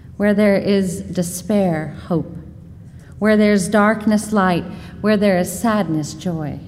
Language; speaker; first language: English; native; English